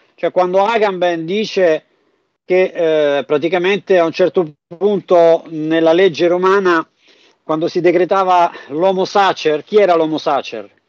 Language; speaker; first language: Italian; native; Italian